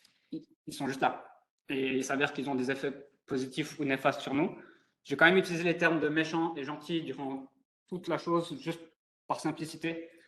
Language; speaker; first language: French; native; French